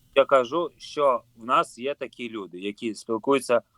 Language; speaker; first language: Russian; non-native, local second language; Ukrainian